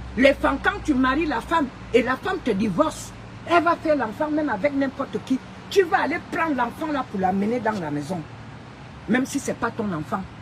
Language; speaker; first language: French; non-native, local second language; Fang